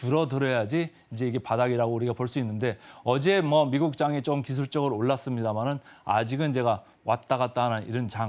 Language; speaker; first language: Korean; native; Korean